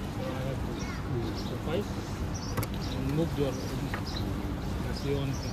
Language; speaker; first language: English; non-native, learner; Filipino